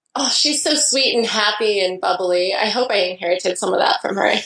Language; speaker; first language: English; native; English